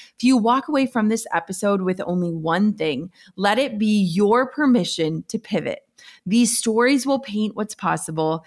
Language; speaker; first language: English; native; English